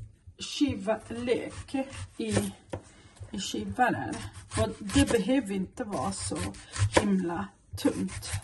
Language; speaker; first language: Swedish; non-native, fluent; Portuguese